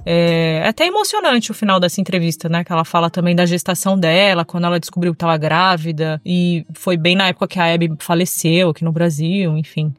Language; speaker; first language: Portuguese; native; Portuguese